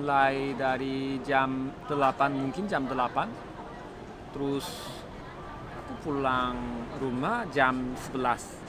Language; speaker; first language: Indonesian; non-native, learner; Korean